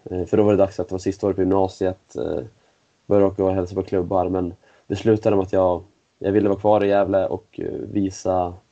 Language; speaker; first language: Swedish; native; Swedish